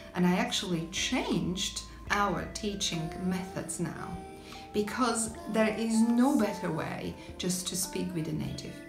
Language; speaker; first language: English; non-native, fluent; Slovak